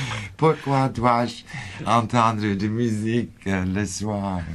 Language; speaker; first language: French; non-native, fluent; English